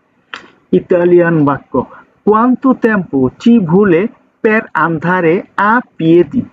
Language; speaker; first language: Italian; non-native, learner; Bangla